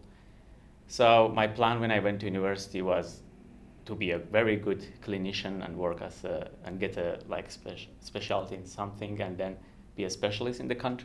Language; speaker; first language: English; non-native, fluent; Kurdish